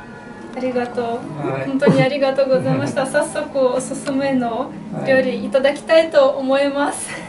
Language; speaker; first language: Japanese; non-native, fluent; Russian